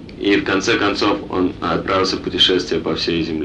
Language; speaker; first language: Russian; native; Russian